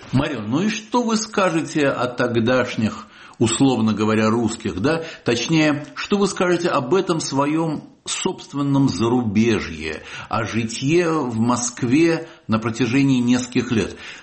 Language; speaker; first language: Russian; native; Russian